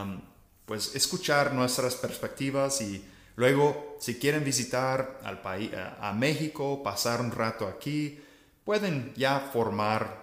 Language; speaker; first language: Spanish; non-native, fluent; English